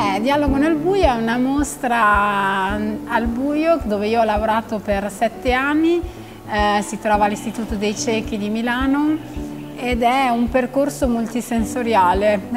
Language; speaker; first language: Italian; non-native, fluent; Albanian